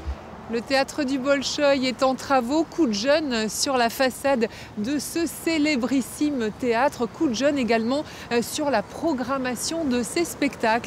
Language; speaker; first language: French; native; French